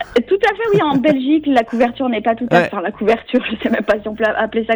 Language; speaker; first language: French; native; French